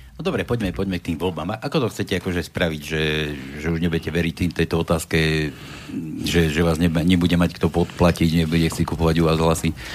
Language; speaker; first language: Slovak; native; Slovak